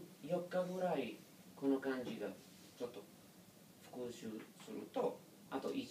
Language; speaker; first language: Japanese; non-native, learner; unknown